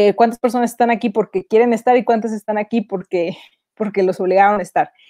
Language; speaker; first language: Spanish; native; Spanish